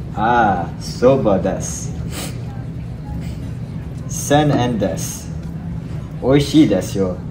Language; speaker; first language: Japanese; non-native, learner; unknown